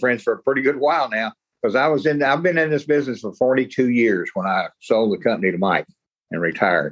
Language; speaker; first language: English; native; English